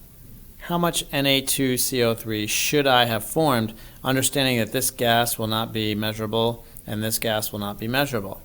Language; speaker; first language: English; native; English